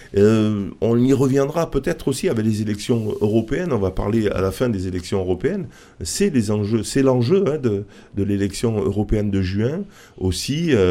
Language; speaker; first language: French; native; French